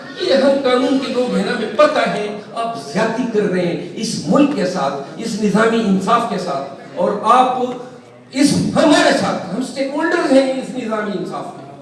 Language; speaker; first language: Urdu; non-native, local second language; Pashto